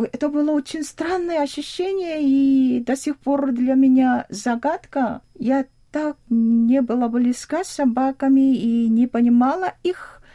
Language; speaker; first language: Russian; non-native, fluent; Korean